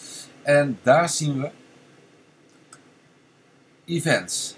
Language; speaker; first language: Dutch; native; Dutch